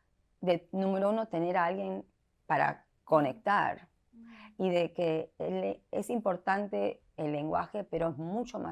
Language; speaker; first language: Spanish; early bilingual, heritage; Spanish